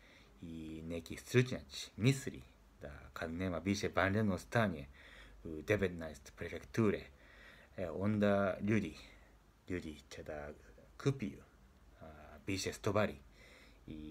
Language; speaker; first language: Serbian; non-native, learner; Japanese